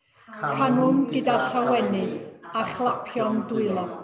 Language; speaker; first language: Welsh; native; Welsh